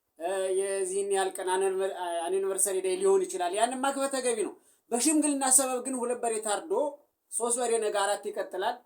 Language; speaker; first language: Amharic; native; Amharic